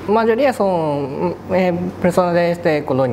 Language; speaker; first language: Spanish; non-native, local second language; Japanese